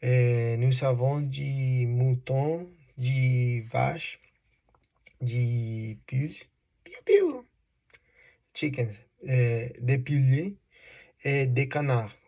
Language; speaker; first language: French; non-native, learner; Spanish